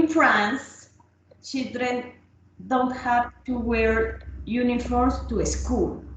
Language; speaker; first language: English; non-native, learner; Spanish